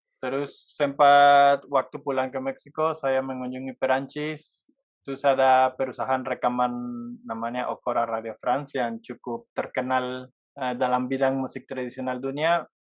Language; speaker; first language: Indonesian; non-native, fluent; Spanish